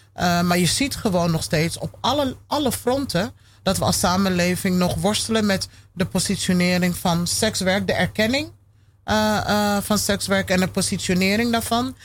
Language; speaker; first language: Dutch; early bilingual, other home language; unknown